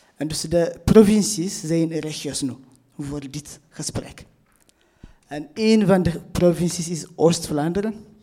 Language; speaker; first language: Dutch; non-native, fluent; Tigrinya